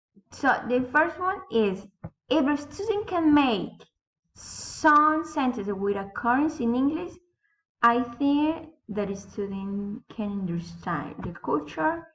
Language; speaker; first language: English; non-native, learner; Spanish